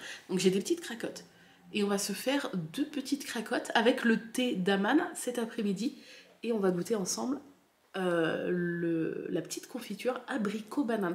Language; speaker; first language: French; native; French